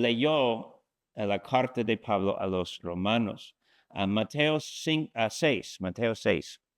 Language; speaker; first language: Spanish; non-native, fluent; English